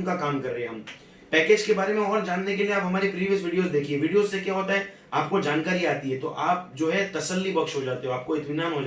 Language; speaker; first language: Hindi; native; Hindi